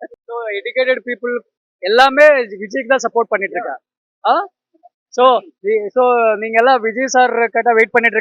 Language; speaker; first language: Tamil; non-native, learner; Telugu